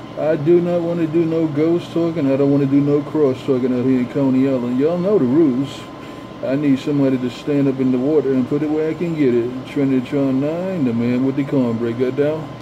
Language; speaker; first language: English; native; English